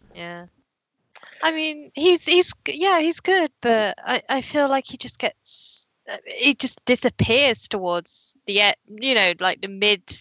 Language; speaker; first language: English; native; English